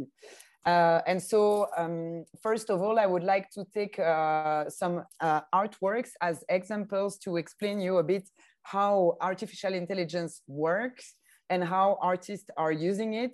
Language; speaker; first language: English; non-native, fluent; French